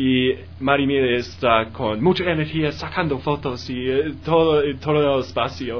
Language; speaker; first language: Spanish; non-native, learner; English